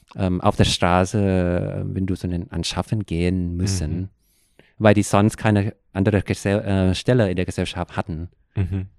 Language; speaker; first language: German; non-native, fluent; Thai